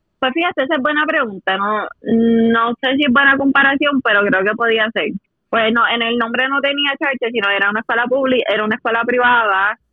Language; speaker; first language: Spanish; native; Spanish